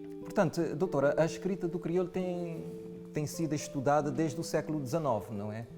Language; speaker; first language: Portuguese; non-native, local second language; Kabuverdianu